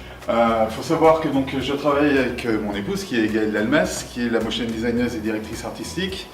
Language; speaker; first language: French; native; French